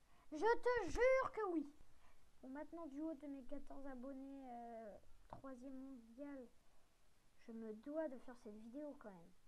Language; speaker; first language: French; native; French